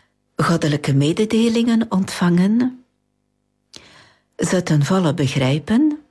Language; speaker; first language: Dutch; native; Dutch